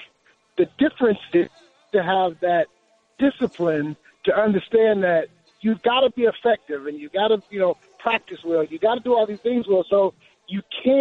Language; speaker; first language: English; native; English